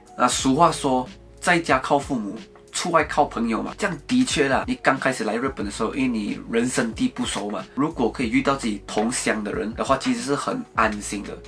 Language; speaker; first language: Chinese; native; Chinese